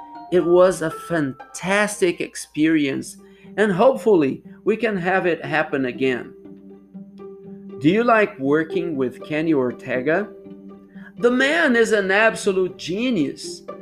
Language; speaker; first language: English; non-native, fluent; Portuguese